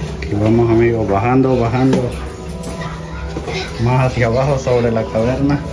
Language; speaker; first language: Spanish; native; Spanish